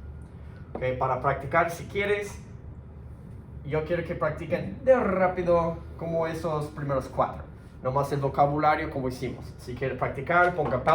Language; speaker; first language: Spanish; early bilingual, heritage; Spanish